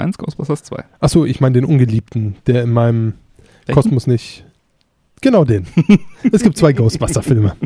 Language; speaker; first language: German; native; German